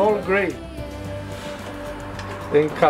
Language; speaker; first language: English; non-native, fluent; Romanian